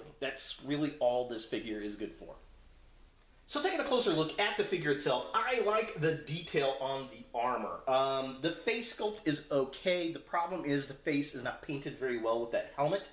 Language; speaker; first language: English; native; English